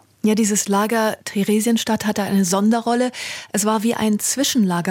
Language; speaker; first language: German; native; German